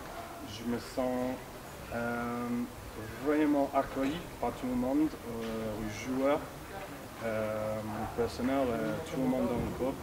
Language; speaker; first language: French; non-native, fluent; English